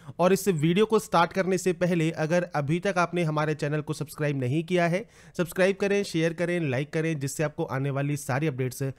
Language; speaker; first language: Hindi; native; Hindi